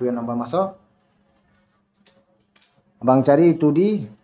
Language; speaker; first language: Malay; non-native, learner; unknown